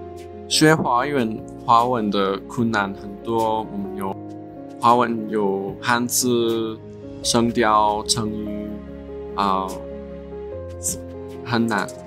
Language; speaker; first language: Chinese; non-native, learner; English